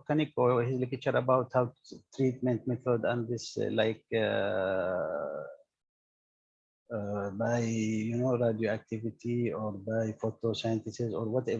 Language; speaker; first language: English; non-native, fluent; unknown